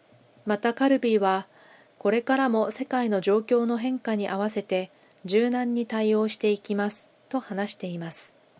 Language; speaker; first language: Japanese; non-native, fluent; Korean